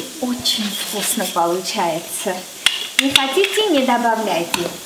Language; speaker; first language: Russian; non-native, fluent; Armenian